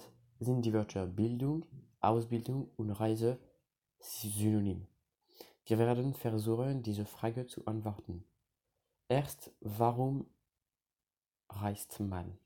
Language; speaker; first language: German; non-native, learner; French